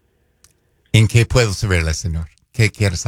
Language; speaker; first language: Spanish; non-native, fluent; English